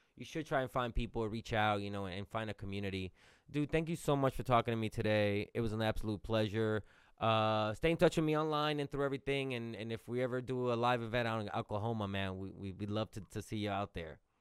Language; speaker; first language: English; early bilingual, other home language; Spanish